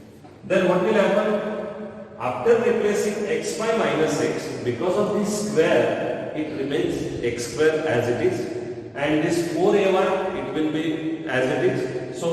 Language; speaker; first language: English; non-native, local second language; Marathi